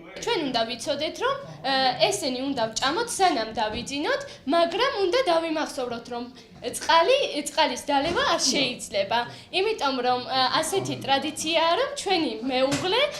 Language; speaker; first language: Georgian; non-native, local second language; Armenian